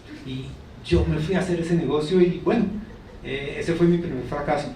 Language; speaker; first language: Spanish; native; Spanish